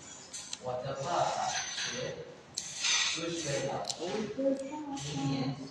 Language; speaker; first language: Chinese; non-native, learner; Indonesian